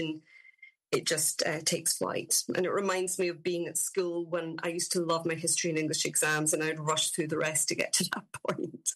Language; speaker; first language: English; native; English